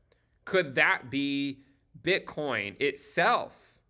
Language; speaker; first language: English; native; English